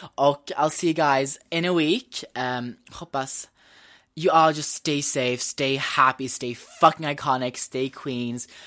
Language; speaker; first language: English; early bilingual, other home language; Swedish